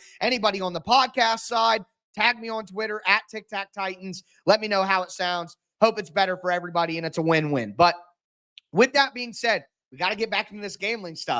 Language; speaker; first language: English; native; English